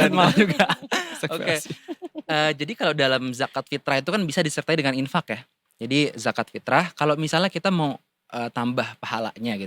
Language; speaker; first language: Indonesian; native; Indonesian